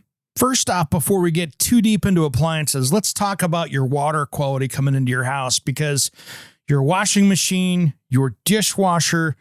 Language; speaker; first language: English; native; English